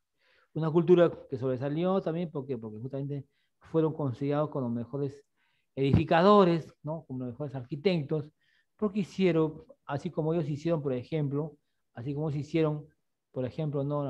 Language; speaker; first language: Spanish; native; Spanish